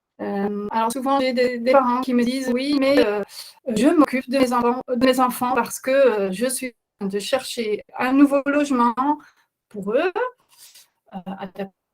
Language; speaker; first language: French; non-native, fluent; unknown